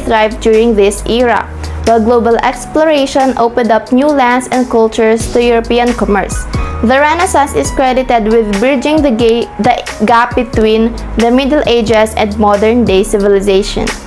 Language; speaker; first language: English; non-native, local second language; Filipino